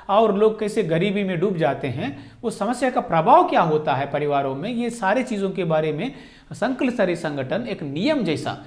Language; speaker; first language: Hindi; non-native, local second language; Telugu